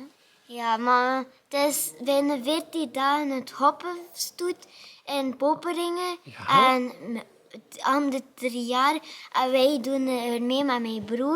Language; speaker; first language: Dutch; non-native, learner; French